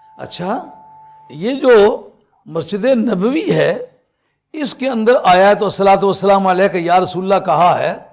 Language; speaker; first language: Urdu; non-native, local second language; Punjabi